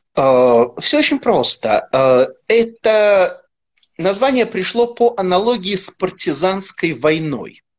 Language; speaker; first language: Russian; native; Russian